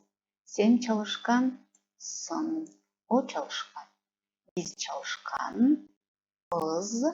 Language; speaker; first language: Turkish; non-native, fluent; Kazakh